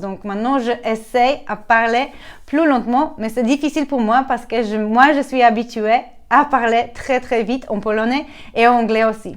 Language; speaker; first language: French; non-native, learner; Polish